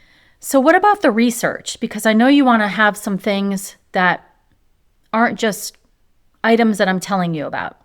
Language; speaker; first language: English; native; English